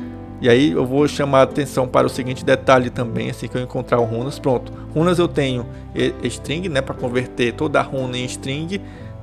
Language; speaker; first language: Portuguese; native; Portuguese